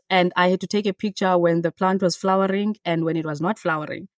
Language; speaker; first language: English; non-native, local second language; Xhosa